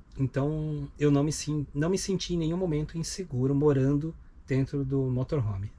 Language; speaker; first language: Portuguese; native; Portuguese